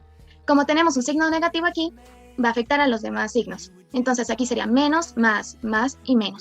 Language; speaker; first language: Spanish; native; Spanish